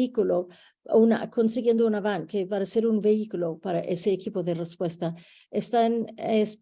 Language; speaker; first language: Spanish; early bilingual, heritage; Spanish